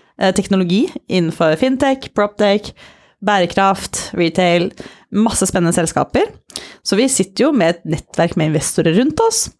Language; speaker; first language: Norwegian; native; Norwegian